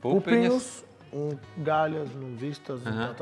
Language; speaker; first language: Latvian; non-native, learner; Portuguese